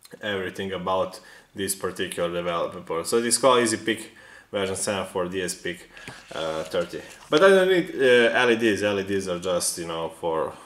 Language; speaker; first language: English; non-native, fluent; Serbian